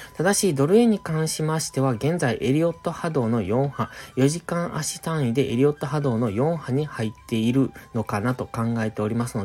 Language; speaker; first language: Japanese; native; Japanese